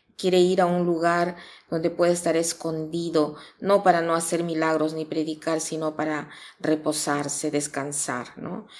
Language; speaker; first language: Spanish; non-native, fluent; Italian